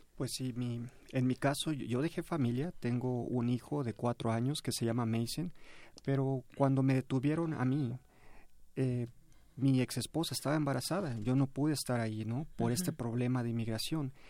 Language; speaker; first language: Spanish; early bilingual, heritage; Spanish